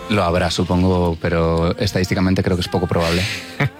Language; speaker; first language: Spanish; native; Spanish